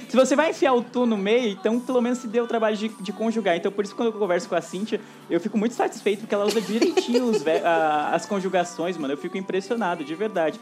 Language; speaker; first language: Portuguese; native; Portuguese